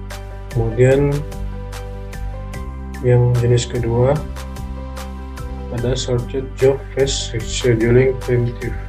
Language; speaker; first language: Indonesian; native; Indonesian